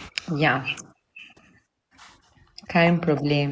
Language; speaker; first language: German; non-native, learner; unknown